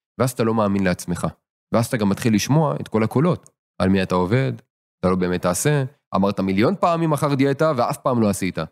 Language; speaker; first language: Hebrew; native; Hebrew